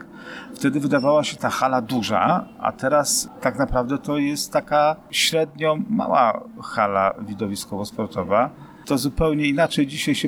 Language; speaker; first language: Polish; native; Polish